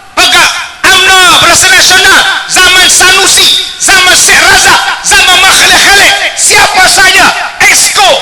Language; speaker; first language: Malay; native; Malay